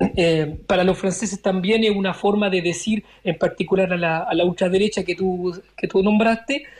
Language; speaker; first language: Spanish; early bilingual, other home language; French